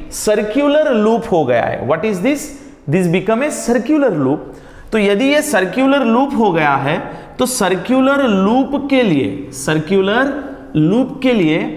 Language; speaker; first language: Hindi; non-native, local second language; Marathi